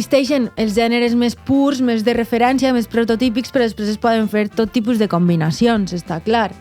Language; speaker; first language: Catalan; native; Catalan